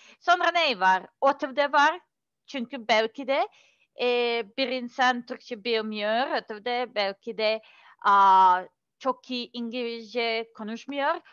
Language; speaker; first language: Turkish; non-native, learner; Russian